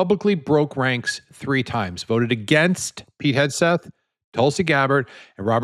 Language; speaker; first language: English; native; English